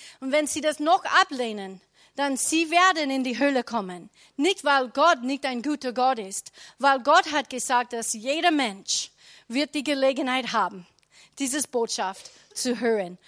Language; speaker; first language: German; non-native, learner; English